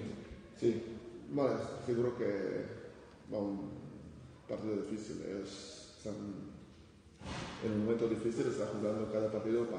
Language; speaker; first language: Spanish; non-native, fluent; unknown